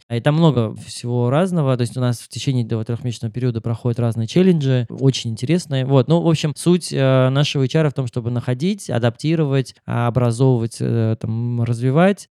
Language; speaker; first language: Russian; native; Russian